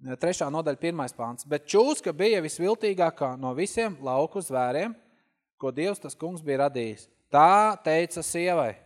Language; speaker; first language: Latvian; native; Latvian